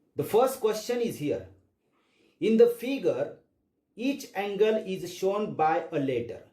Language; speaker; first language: English; non-native, local second language; Marathi